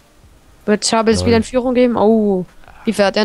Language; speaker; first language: German; native; German